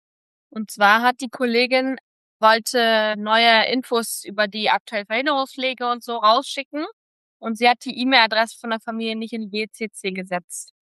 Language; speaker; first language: German; native; German